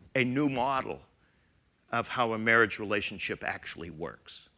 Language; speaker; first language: English; native; English